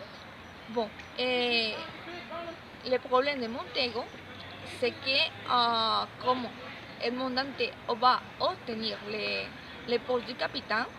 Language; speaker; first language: French; non-native, learner; Spanish